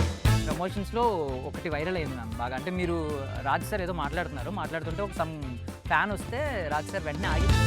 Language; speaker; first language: Telugu; native; Telugu